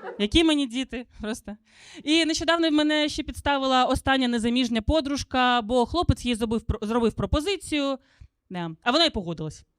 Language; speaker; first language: Ukrainian; non-native, local second language; Russian